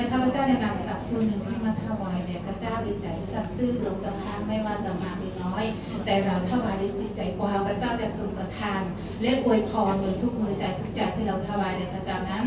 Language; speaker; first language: Thai; native; Thai